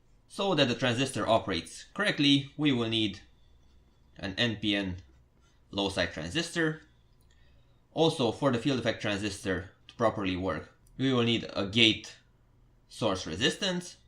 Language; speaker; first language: English; non-native, fluent; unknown